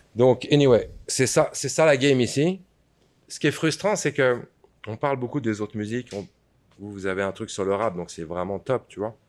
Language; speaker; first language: French; native; French